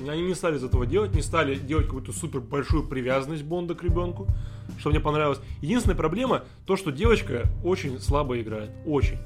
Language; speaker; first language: Russian; native; Russian